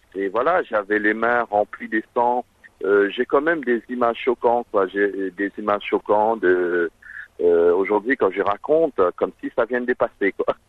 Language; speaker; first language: French; non-native, local second language; Morisyen